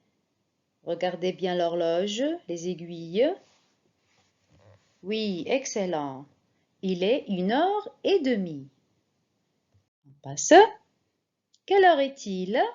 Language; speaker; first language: French; non-native, fluent; Arabic